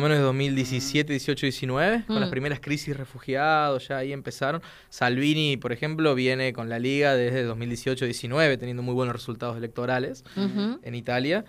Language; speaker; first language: Spanish; native; Spanish